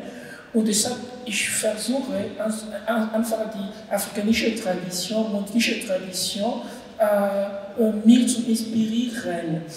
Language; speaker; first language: German; non-native, learner; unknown